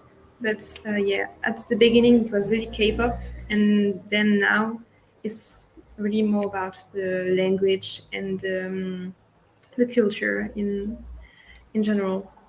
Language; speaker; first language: English; non-native, fluent; French